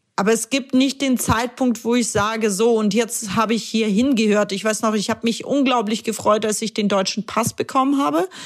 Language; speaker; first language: German; early bilingual, other home language; Russian